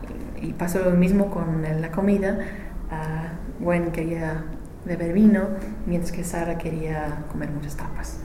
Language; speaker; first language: Spanish; non-native, learner; English